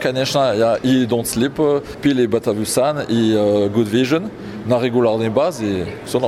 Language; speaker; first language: Russian; non-native, fluent; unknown